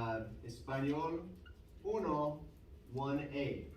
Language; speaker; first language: Spanish; non-native, fluent; English